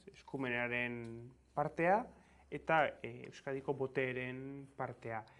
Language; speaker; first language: Basque; non-native, local second language; Spanish